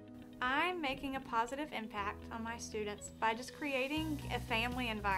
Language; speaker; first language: English; native; English